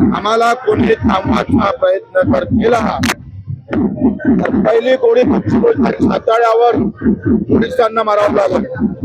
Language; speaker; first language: Marathi; native; Marathi